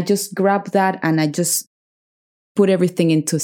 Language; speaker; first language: English; non-native, fluent; Spanish